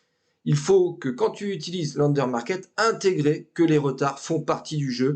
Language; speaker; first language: French; native; French